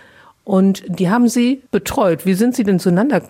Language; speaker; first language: German; native; German